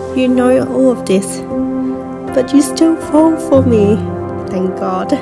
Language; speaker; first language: English; non-native, fluent; Vietnamese